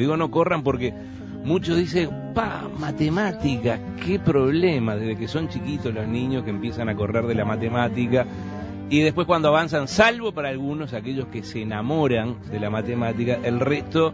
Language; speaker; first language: Spanish; native; Spanish